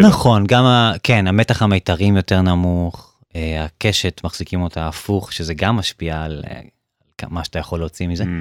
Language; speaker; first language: Hebrew; native; Hebrew